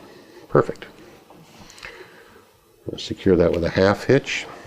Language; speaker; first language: English; native; English